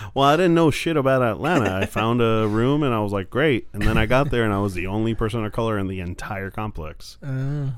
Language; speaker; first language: English; non-native, fluent; Spanish